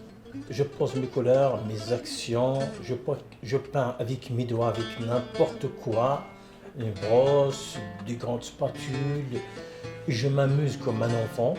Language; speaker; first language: French; non-native, local second language; Kabyle